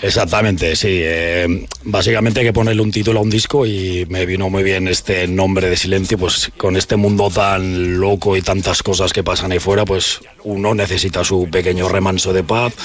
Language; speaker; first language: Spanish; native; Spanish